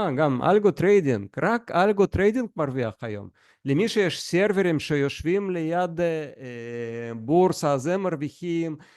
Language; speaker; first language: Hebrew; non-native, fluent; Russian